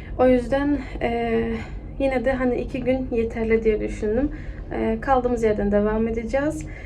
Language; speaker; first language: Turkish; early bilingual, heritage; Turkish